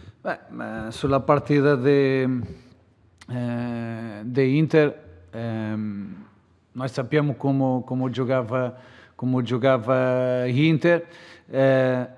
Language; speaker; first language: Italian; non-native, fluent; Portuguese